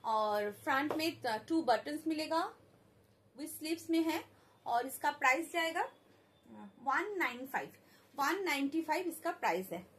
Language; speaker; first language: Hindi; non-native, local second language; Bangla